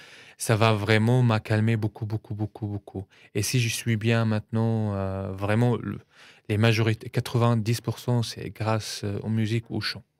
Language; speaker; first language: French; non-native, fluent; Arabic